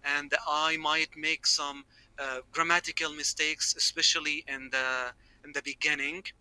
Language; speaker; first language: English; non-native, fluent; Arabic